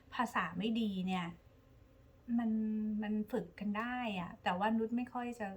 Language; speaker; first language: Thai; native; Thai